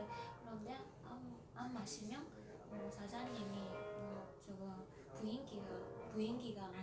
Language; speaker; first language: Korean; non-native, learner; Japanese